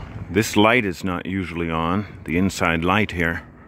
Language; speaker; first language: English; native; English